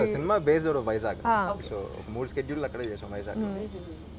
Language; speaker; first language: Telugu; native; Telugu